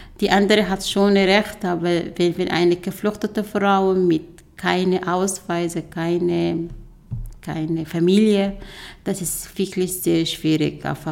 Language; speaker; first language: German; non-native, learner; Arabic